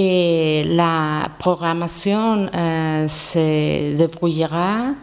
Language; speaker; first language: French; non-native, learner; Spanish